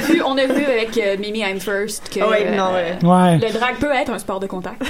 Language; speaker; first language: French; native; French